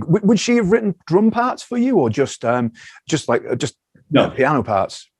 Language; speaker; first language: English; native; English